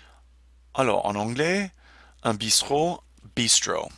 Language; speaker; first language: French; non-native, fluent; English